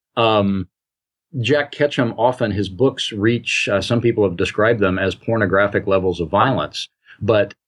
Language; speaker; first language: English; native; English